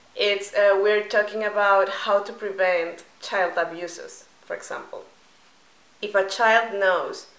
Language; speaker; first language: English; non-native, fluent; Spanish